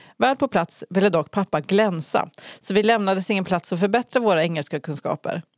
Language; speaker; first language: Swedish; native; Swedish